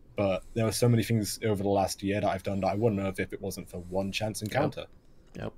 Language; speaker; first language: English; native; English